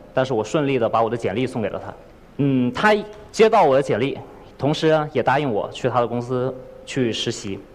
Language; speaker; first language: Chinese; native; Chinese